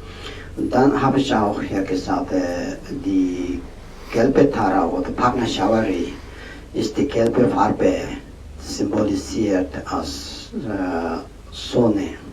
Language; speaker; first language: German; non-native, learner; Tibetan